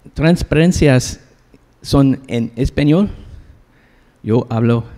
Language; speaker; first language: Spanish; non-native, learner; English